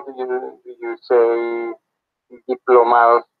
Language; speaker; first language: English; non-native, learner; Spanish